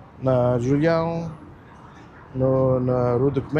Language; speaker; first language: Portuguese; early bilingual, heritage; German